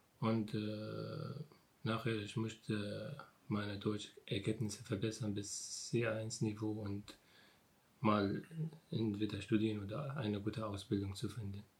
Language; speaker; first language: German; non-native, learner; Arabic